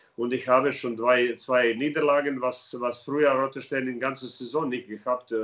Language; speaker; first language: German; non-native, learner; Serbian